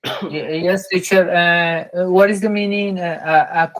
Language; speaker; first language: English; non-native, learner; Spanish